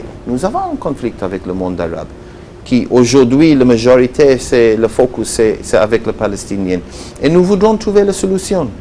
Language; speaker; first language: French; non-native, learner; Hebrew